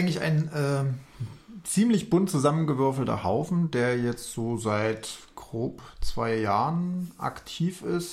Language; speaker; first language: German; native; German